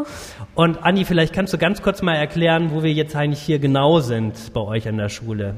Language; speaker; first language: German; native; German